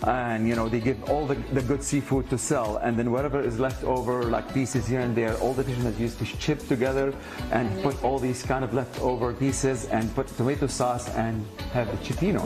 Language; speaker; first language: English; non-native, fluent; Arabic